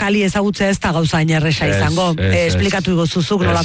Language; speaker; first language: Basque; native; Basque